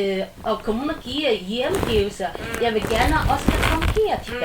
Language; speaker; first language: Danish; non-native, learner; Chinese